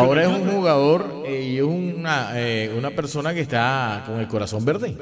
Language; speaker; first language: Spanish; native; Spanish